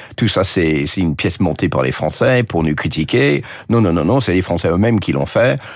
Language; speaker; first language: French; non-native, fluent; English